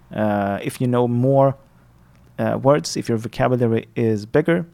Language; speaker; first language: English; non-native, fluent; Swedish